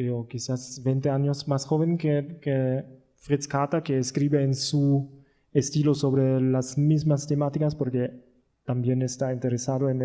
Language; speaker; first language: Spanish; non-native, learner; German